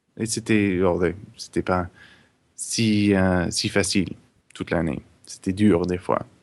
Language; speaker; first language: French; non-native, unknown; English